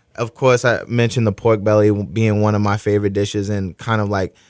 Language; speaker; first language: English; native; English